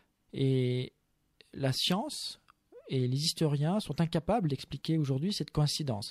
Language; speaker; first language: French; native; French